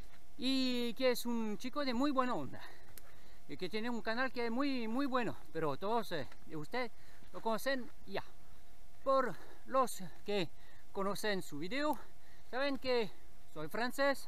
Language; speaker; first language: Spanish; non-native, learner; French